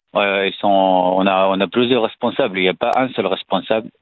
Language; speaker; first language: French; non-native, fluent; Arabic